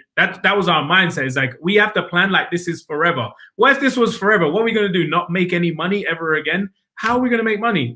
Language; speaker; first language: English; native; English